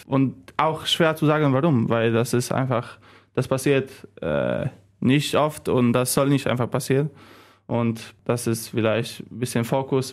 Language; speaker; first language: German; non-native, learner; Polish